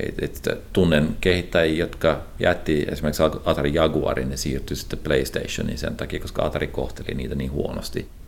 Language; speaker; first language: Finnish; native; Finnish